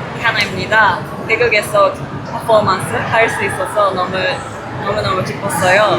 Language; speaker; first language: Korean; non-native, learner; Japanese